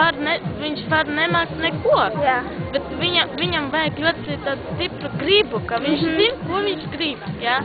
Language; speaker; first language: Latvian; non-native, local second language; Russian